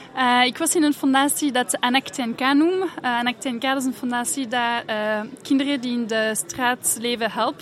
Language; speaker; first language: Dutch; non-native, fluent; French